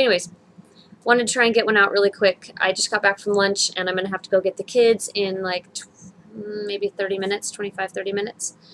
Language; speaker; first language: English; native; English